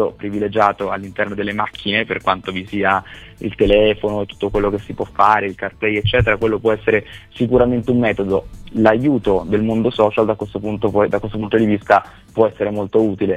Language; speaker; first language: Italian; native; Italian